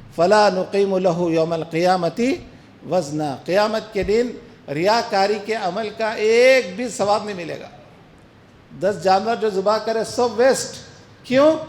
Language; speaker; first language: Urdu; native; Urdu